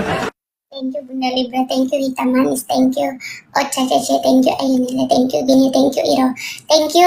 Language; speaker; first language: English; non-native, learner; Indonesian